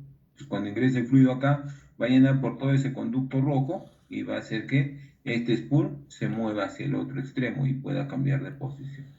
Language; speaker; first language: Spanish; native; Spanish